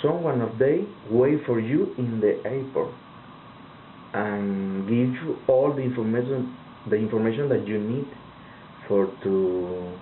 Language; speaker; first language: English; non-native, learner; Spanish